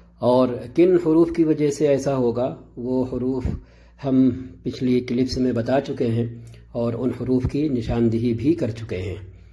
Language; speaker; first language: Urdu; native; Urdu